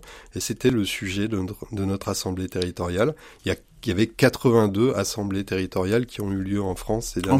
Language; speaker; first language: French; native; French